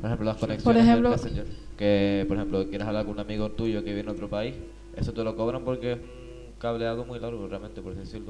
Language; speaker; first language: Spanish; native; Spanish